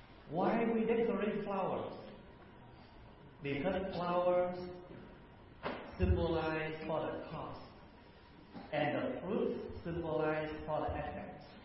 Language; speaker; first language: English; non-native, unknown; Vietnamese